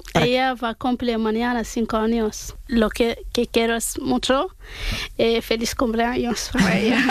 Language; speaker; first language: Spanish; non-native, learner; Arabic